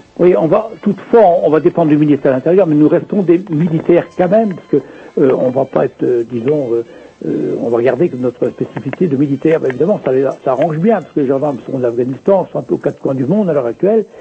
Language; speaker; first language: French; native; French